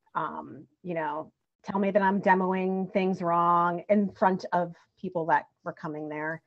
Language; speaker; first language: English; native; English